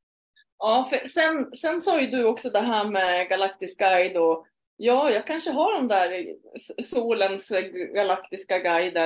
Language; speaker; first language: Swedish; native; Swedish